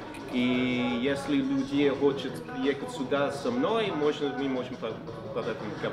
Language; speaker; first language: Russian; non-native, learner; English